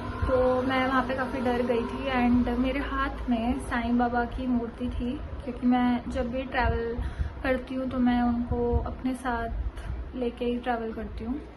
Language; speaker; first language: Hindi; native; Hindi